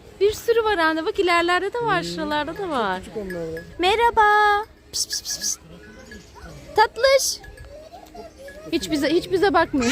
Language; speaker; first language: Turkish; native; Turkish